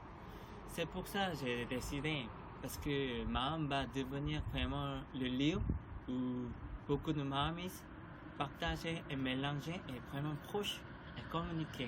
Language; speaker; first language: French; non-native, learner; Korean